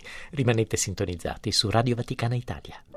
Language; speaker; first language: Italian; native; Italian